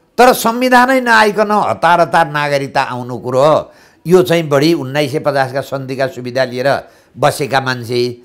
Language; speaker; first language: Nepali; native; Nepali